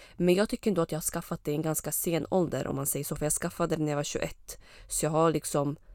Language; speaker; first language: Swedish; early bilingual, other home language; Arabic